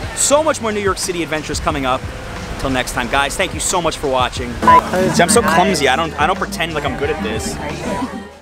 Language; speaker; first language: English; native; English